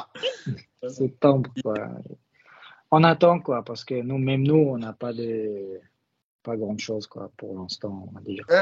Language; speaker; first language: French; non-native, learner; Russian